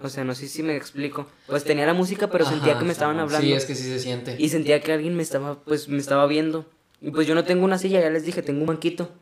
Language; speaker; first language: Spanish; native; Spanish